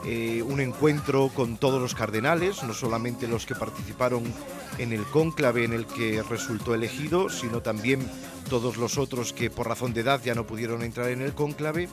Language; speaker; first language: Spanish; native; Spanish